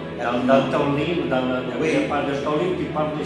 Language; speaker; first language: French; non-native, fluent; Italian